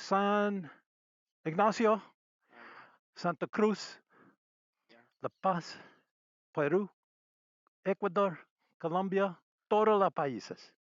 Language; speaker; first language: Spanish; non-native, learner; English